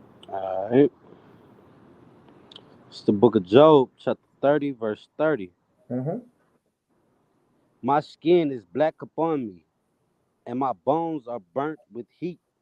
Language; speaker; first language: English; native; English